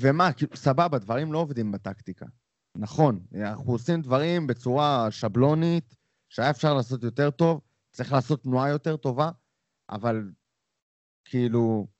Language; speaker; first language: Hebrew; native; Hebrew